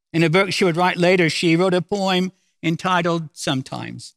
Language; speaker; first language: English; native; English